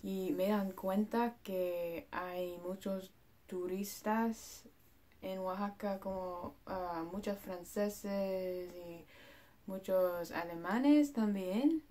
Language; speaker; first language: Spanish; non-native, learner; English